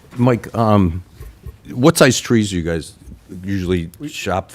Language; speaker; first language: English; native; English